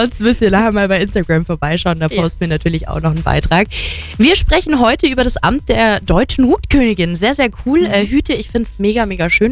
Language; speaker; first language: German; native; German